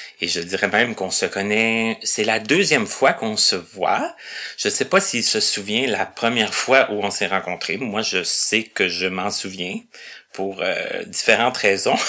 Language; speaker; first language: French; native; French